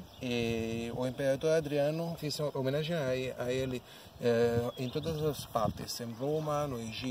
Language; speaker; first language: Portuguese; non-native, learner; Italian